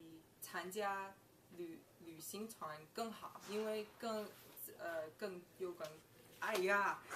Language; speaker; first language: Chinese; non-native, learner; English